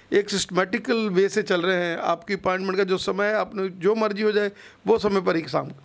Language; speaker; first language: Hindi; non-native, local second language; Punjabi